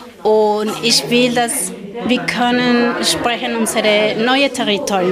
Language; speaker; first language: German; non-native, learner; Spanish